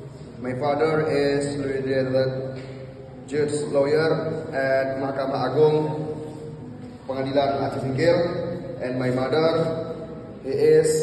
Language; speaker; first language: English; non-native, learner; Indonesian